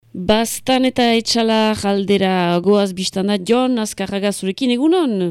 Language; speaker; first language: Basque; native; Basque